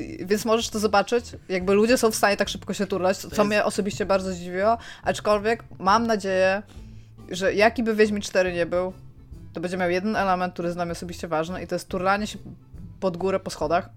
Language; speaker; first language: Polish; native; Polish